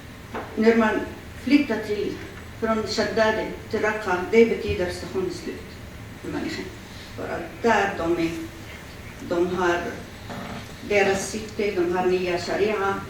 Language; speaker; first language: Swedish; early bilingual, other home language; Assyrian Neo-Aramaic